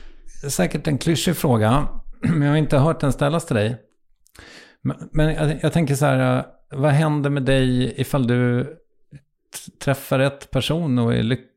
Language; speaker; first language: Swedish; native; Swedish